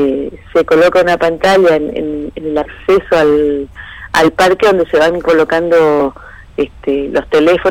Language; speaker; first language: Spanish; native; Spanish